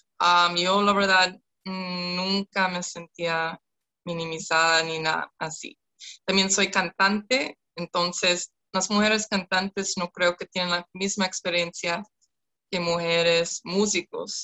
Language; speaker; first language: Spanish; non-native, fluent; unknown